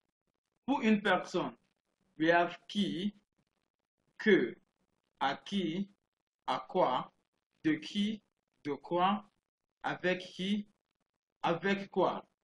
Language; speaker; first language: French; non-native, fluent; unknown